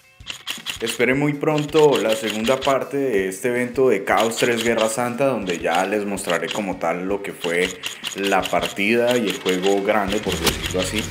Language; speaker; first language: Spanish; native; Spanish